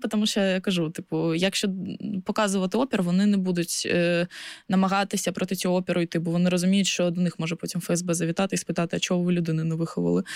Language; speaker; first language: Ukrainian; non-native, local second language; Russian